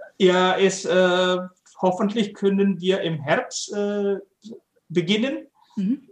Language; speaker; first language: German; non-native, fluent; Indonesian